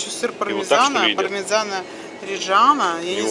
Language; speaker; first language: Russian; native; Russian